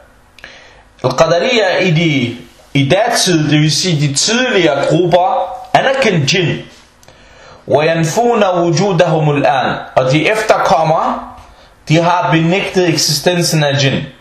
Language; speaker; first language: Danish; early bilingual, other home language; Arabic